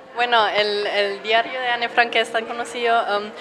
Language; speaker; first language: Spanish; non-native, fluent; German